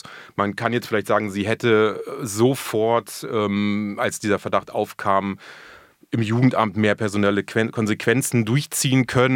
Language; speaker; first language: German; native; German